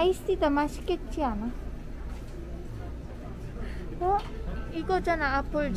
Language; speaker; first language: Korean; non-native, learner; Filipino